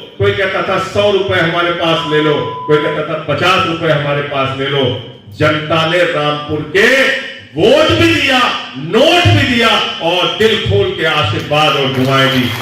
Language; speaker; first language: Hindi; native; Hindi